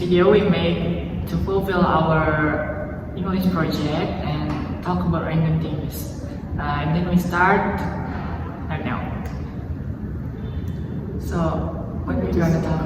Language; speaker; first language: English; non-native, learner; Indonesian